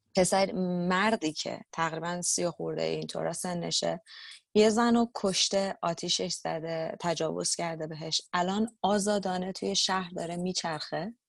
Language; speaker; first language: Persian; native; Persian